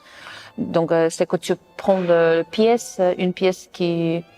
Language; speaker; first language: French; non-native, fluent; Russian